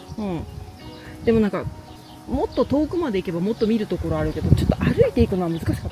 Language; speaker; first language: Japanese; native; Japanese